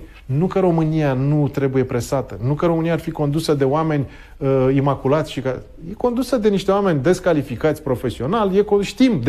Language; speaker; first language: Romanian; native; Romanian